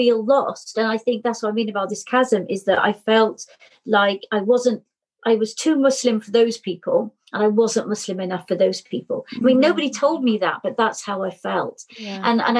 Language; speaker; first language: English; native; English